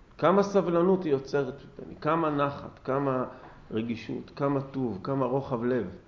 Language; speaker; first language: Hebrew; native; Hebrew